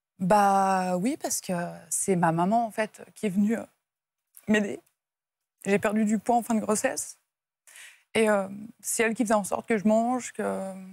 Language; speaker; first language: French; native; French